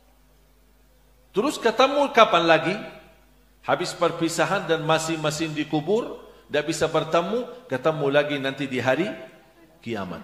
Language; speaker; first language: Indonesian; non-native, fluent; Arabic